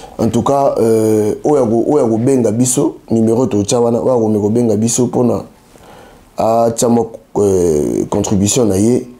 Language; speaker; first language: Lingala; native; Lingala